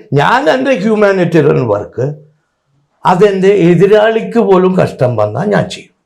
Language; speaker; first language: Malayalam; native; Malayalam